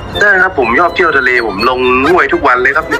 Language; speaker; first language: Thai; early bilingual, heritage; Thai